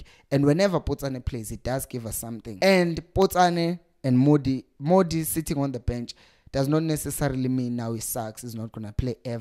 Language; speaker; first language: English; non-native, local second language; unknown